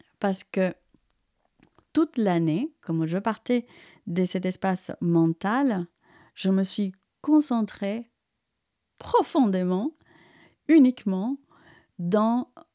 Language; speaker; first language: French; non-native, fluent; Spanish